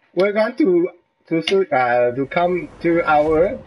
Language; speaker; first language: English; non-native, learner; Chinese